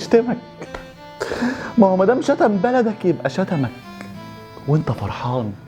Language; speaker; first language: Arabic; native; Arabic